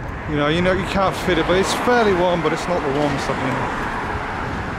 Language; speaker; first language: English; native; English